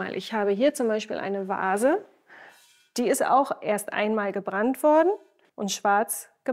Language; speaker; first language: German; native; German